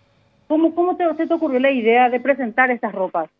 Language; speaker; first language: Spanish; native; Spanish